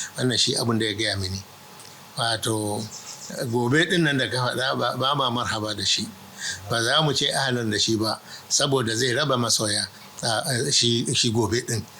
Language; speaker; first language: Hausa; non-native, local second language; Arabic